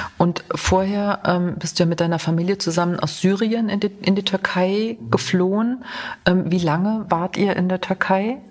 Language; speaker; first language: German; native; German